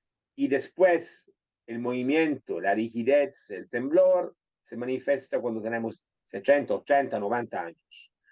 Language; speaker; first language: Spanish; non-native, fluent; Italian